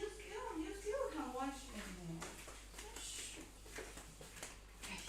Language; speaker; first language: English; non-native, learner; Chinese